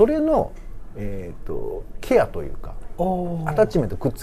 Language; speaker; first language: Japanese; native; Japanese